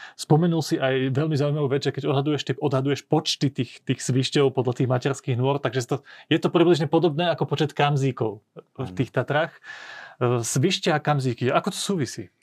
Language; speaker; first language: Slovak; native; Slovak